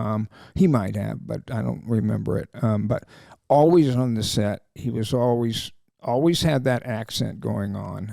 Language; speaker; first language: English; native; English